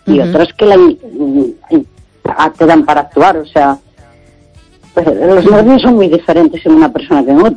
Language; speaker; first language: Spanish; native; Spanish